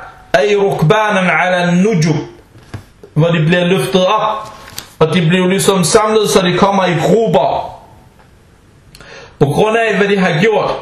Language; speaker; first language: Danish; early bilingual, other home language; Arabic